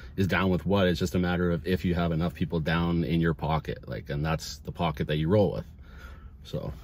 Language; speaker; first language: English; native; English